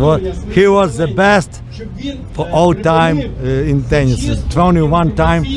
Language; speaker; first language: English; non-native, learner; Ukrainian